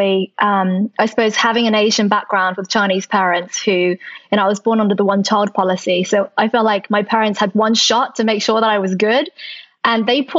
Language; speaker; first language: English; early bilingual, other home language; Chinese